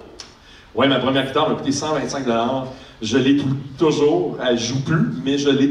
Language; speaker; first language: French; native; French